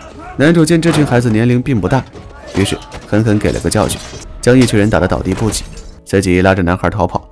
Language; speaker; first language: Chinese; native; Chinese